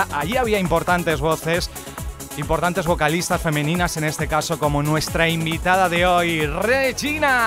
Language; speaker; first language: Spanish; native; Spanish